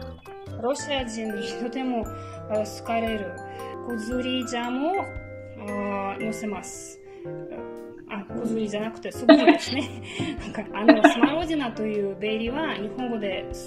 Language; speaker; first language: Japanese; non-native, fluent; Russian